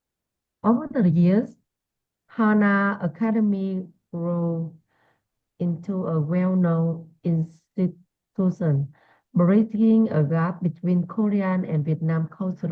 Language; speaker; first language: English; non-native, learner; Vietnamese